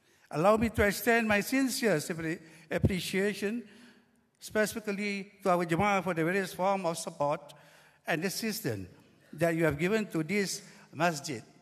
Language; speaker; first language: English; non-native, local second language; Malay